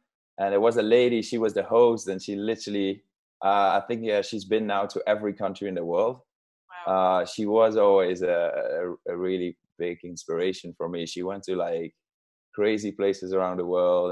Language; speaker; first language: English; non-native, fluent; Dutch